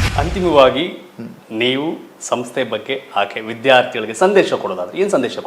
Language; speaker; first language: Kannada; native; Kannada